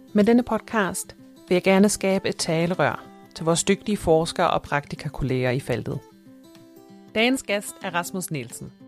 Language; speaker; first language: Danish; non-native, fluent; German